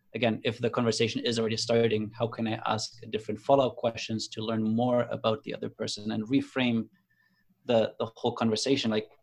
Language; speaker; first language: English; non-native, fluent; German